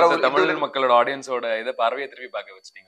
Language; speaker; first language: Tamil; native; Tamil